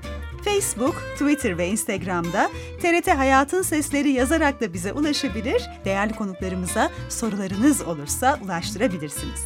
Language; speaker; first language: Turkish; native; Turkish